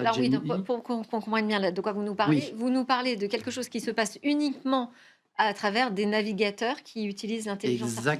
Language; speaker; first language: French; native; French